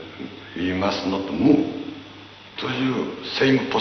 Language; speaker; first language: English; non-native, learner; French